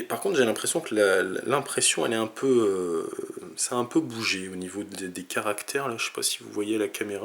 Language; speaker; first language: French; native; French